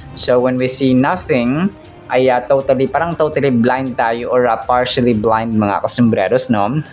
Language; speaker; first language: Filipino; non-native, local second language; Hiligaynon